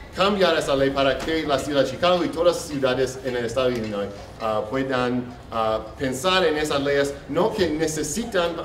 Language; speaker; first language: Spanish; non-native, learner; English